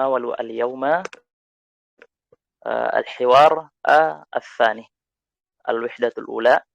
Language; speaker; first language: Arabic; non-native, fluent; Indonesian